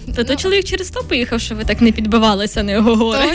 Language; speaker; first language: Ukrainian; native; Ukrainian